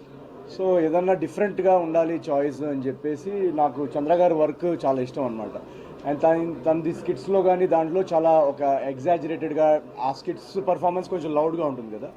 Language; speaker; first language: Telugu; native; Telugu